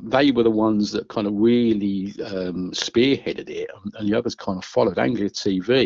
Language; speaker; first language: English; native; English